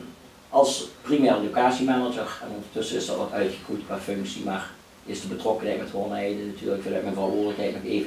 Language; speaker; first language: Dutch; native; Dutch